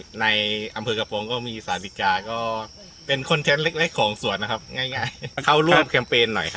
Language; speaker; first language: Thai; native; Thai